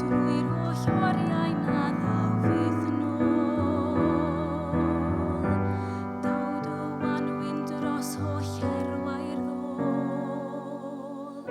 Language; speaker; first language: Welsh; native; Welsh